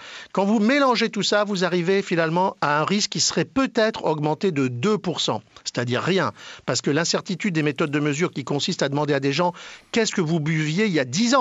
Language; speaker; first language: French; native; French